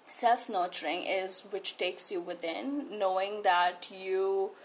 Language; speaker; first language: English; non-native, local second language; Hindi